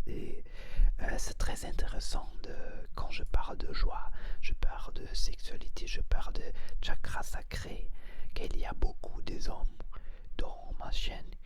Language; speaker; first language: French; non-native, learner; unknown